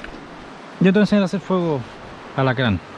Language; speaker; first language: Spanish; native; Spanish